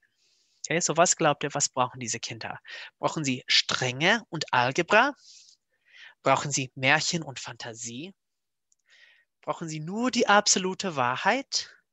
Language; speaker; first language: German; non-native, fluent; English